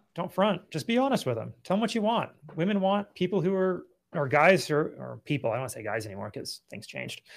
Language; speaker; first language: English; native; English